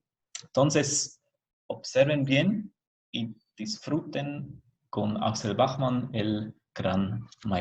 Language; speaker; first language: Spanish; non-native, fluent; German